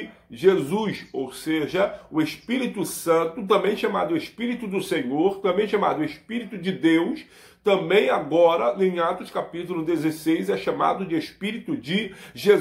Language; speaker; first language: Portuguese; native; Portuguese